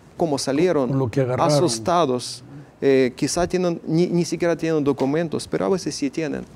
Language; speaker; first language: Spanish; non-native, fluent; Ukrainian